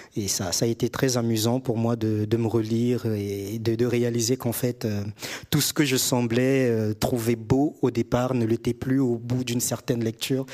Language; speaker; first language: French; native; French